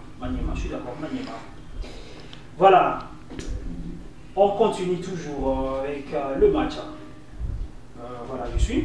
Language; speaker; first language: French; non-native, local second language; Swahili